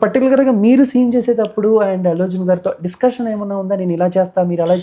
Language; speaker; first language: Telugu; native; Telugu